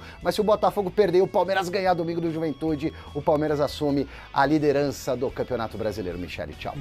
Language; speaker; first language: Portuguese; native; Portuguese